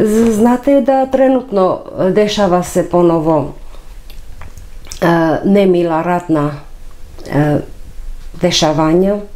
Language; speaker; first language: Serbian; non-native, fluent; Armenian